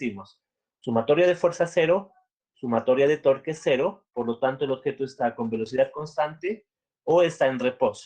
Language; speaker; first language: Spanish; native; Spanish